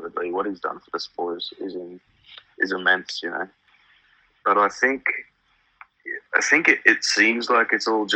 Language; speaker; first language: English; native; English